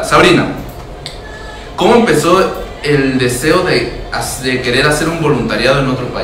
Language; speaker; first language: Spanish; native; Spanish